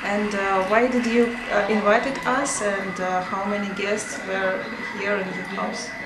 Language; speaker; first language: English; non-native, learner; Russian